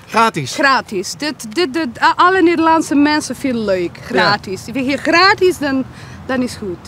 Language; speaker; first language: Dutch; non-native, learner; Polish